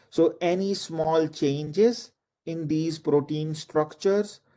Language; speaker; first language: English; non-native, local second language; Urdu